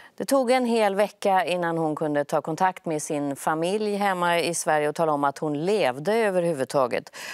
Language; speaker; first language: Swedish; native; Swedish